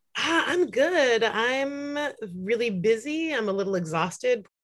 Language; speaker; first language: English; native; English